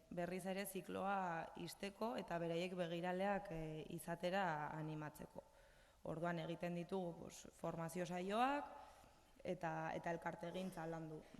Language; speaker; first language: Basque; non-native, local second language; Spanish